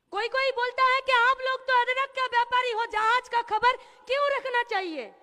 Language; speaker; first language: Hindi; non-native, local second language; Bangla